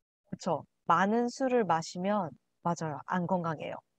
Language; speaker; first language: Korean; non-native, learner; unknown